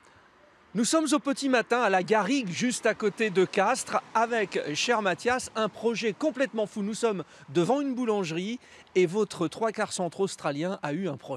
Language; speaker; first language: French; native; French